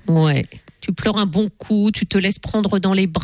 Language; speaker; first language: French; native; French